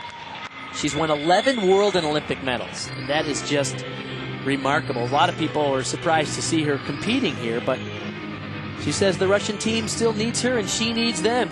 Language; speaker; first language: English; native; English